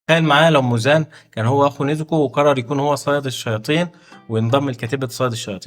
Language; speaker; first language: Arabic; native; Arabic